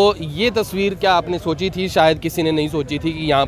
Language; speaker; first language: Hindi; native; Hindi